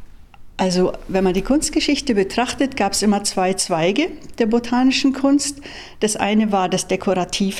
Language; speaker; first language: German; native; German